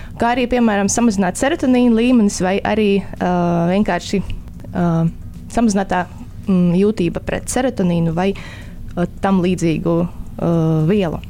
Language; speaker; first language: Latvian; native; Latvian